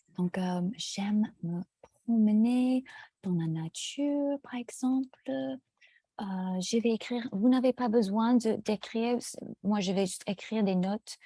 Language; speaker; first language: French; non-native, fluent; English